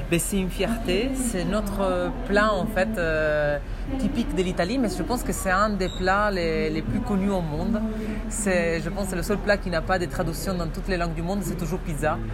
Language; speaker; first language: French; non-native, fluent; Italian